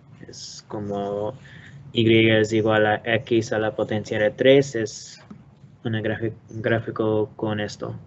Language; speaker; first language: Spanish; non-native, learner; English